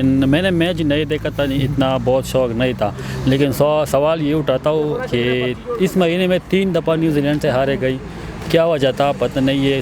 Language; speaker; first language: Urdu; non-native, local second language; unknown